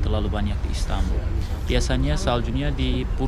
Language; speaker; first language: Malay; non-native, fluent; Turkish